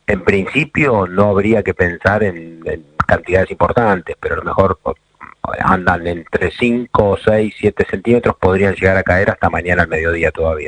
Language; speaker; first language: Spanish; native; Spanish